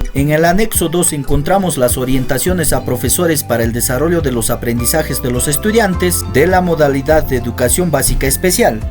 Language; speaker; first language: Spanish; native; Spanish